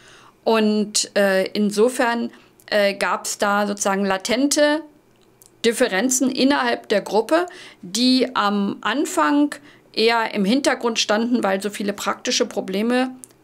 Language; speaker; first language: German; native; German